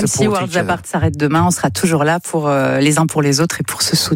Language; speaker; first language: French; native; French